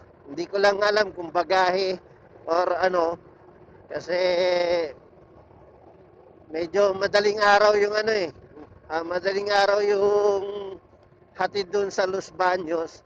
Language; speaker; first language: Filipino; native; Filipino